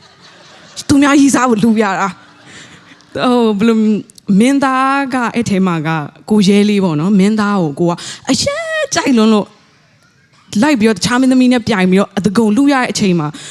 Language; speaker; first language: Burmese; non-native, local second language; Tedim Chin